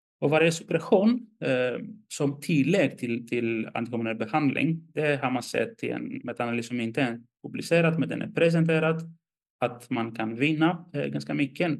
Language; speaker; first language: Swedish; non-native, fluent; Greek